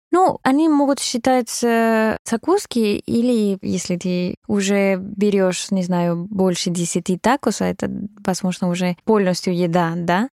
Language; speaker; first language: Russian; non-native, fluent; Spanish